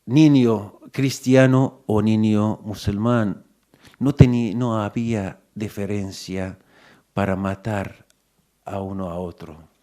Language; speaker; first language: Spanish; non-native, fluent; Arabic